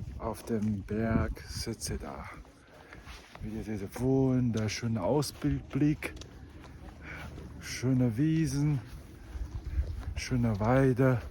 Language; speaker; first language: German; non-native, learner; Chinese